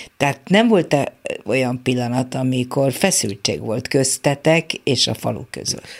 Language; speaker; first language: Hungarian; native; Hungarian